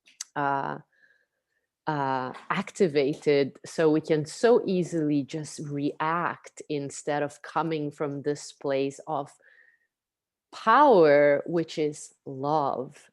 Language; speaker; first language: English; non-native, fluent; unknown